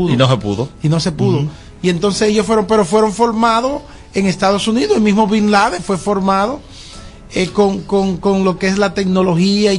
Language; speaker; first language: Spanish; native; Spanish